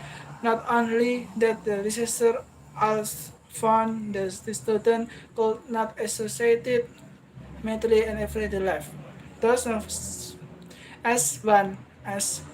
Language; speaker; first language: English; non-native, learner; Indonesian